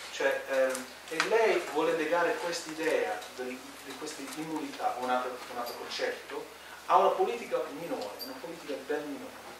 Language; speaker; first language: Italian; non-native, fluent; English